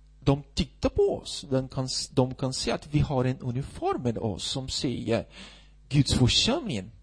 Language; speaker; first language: Swedish; non-native, fluent; Portuguese